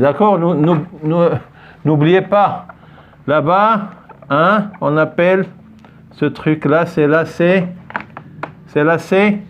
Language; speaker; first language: French; non-native, local second language; Arabic